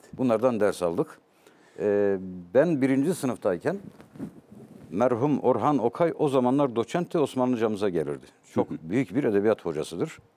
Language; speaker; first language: Turkish; native; Turkish